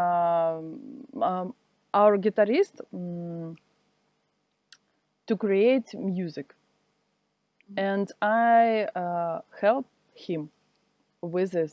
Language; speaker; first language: English; non-native, learner; Russian